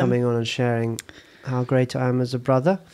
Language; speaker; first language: English; native; English